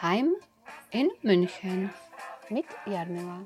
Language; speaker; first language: German; non-native, fluent; Slovak